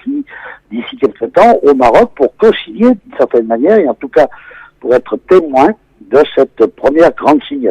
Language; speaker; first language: French; native; French